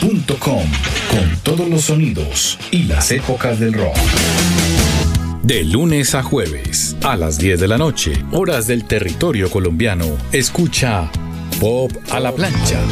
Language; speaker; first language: Spanish; native; Spanish